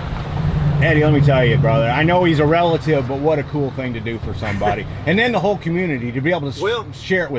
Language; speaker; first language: English; native; English